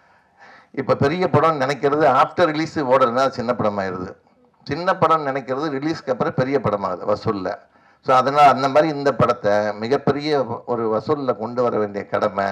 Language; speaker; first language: Tamil; native; Tamil